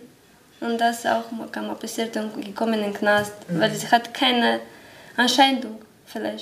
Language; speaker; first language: German; non-native, learner; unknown